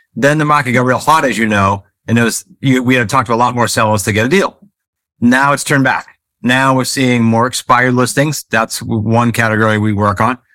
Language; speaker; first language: English; native; English